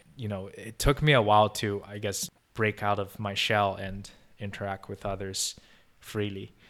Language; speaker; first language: English; non-native, fluent; Chinese